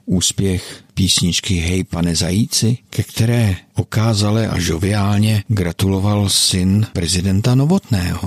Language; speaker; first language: Czech; native; Czech